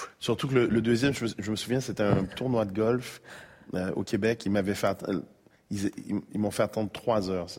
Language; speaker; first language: French; native; French